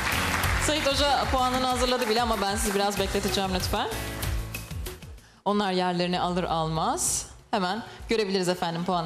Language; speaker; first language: Turkish; native; Turkish